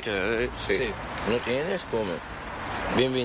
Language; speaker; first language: Spanish; non-native, learner; Arabic